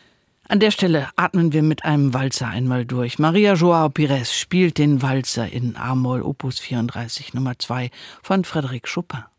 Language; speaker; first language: German; native; German